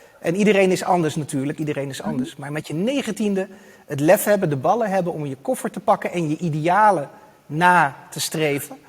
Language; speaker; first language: Dutch; native; Dutch